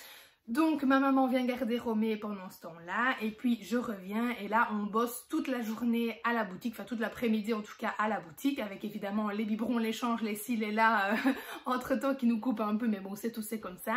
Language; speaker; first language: French; native; French